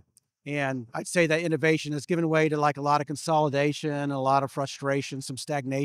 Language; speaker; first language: English; native; English